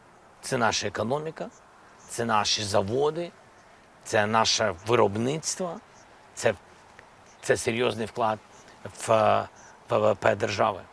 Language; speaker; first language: Ukrainian; non-native, local second language; Russian